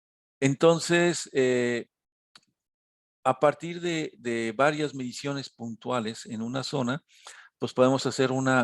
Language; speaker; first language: Spanish; native; Spanish